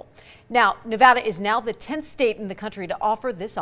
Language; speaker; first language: English; native; English